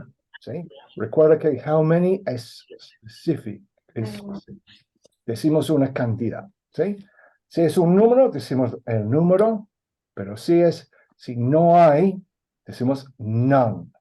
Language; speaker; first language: Spanish; non-native, fluent; English